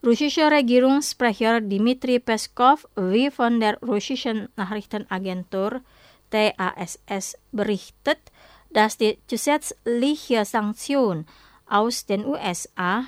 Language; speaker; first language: German; non-native, fluent; Indonesian